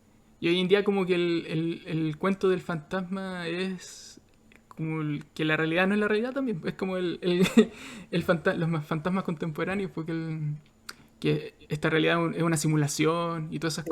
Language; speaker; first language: Spanish; native; Spanish